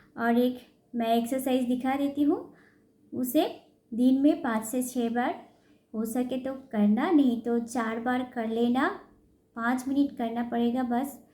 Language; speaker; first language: Hindi; non-native, local second language; Bangla